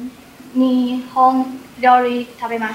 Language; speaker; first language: Japanese; non-native, learner; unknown